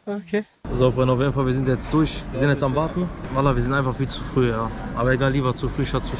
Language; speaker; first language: German; early bilingual, other home language; Turkish